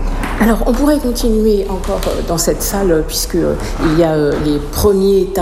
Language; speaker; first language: French; native; French